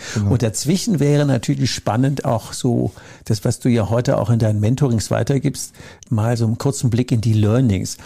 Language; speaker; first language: German; native; German